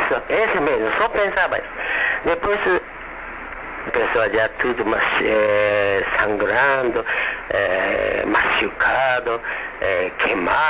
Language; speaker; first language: Portuguese; non-native, learner; Japanese